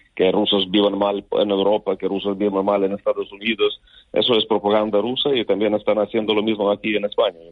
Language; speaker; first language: Spanish; non-native, fluent; Ukrainian